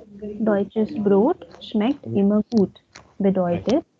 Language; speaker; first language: German; non-native, fluent; Hindi